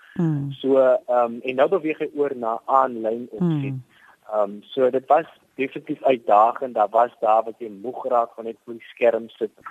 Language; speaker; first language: Afrikaans; native; Afrikaans